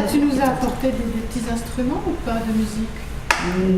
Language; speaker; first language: French; native; French